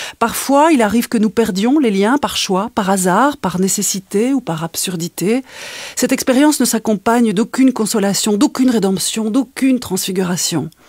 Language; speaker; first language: French; native; French